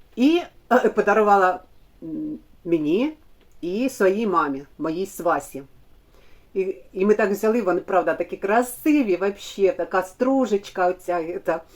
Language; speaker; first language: Ukrainian; non-native, local second language; Russian